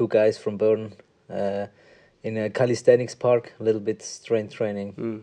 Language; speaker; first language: English; non-native, fluent; Swiss German